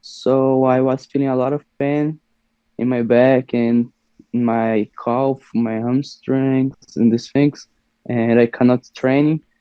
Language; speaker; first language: English; non-native, learner; Portuguese